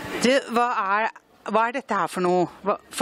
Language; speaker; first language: Norwegian; native; Norwegian